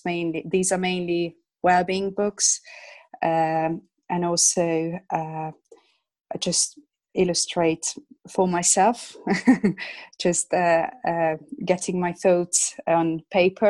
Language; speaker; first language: English; non-native, fluent; Hungarian